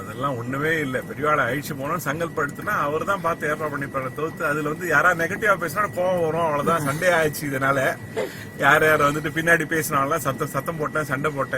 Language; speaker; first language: Tamil; native; Tamil